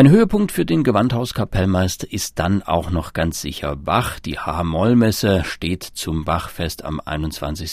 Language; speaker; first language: German; native; German